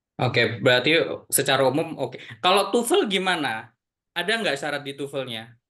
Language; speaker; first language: Indonesian; native; Indonesian